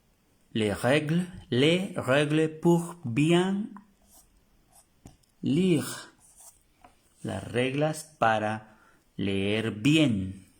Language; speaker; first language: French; non-native, fluent; Spanish